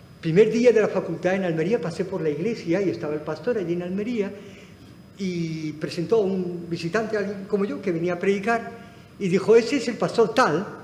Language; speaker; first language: Spanish; non-native, fluent; Arabic